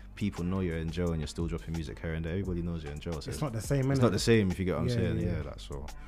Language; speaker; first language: English; native; English